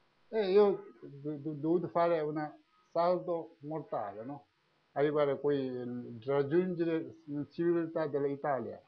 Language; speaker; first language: Italian; non-native, learner; Tibetan